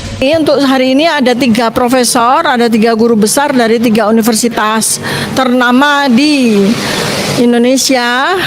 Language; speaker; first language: Indonesian; native; Indonesian